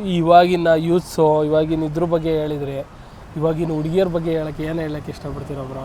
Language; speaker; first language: Kannada; native; Kannada